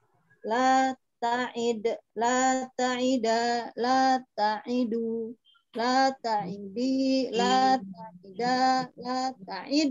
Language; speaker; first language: Arabic; non-native, learner; Indonesian